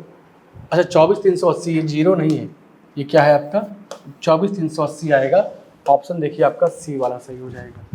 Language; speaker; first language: Hindi; native; Hindi